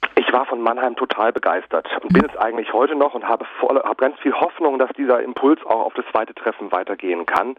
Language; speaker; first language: German; native; German